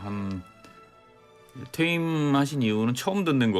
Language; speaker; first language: Korean; native; Korean